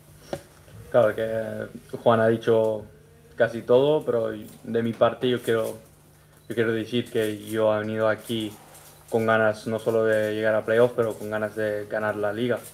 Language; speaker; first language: Spanish; early bilingual, heritage; English